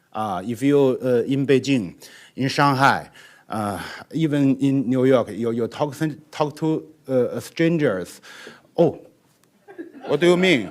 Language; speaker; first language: English; non-native, learner; Chinese